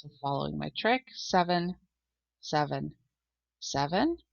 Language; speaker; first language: English; native; English